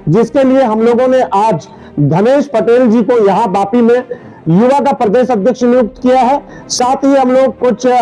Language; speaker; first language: Hindi; native; Hindi